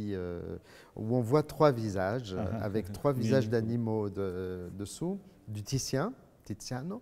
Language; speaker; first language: French; native; French